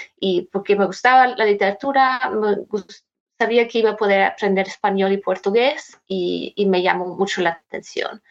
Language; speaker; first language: Spanish; non-native, fluent; German